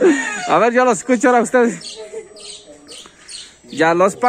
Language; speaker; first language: Spanish; native; Spanish